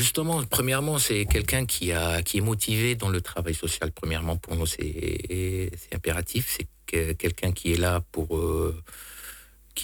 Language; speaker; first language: French; non-native, local second language; Arabic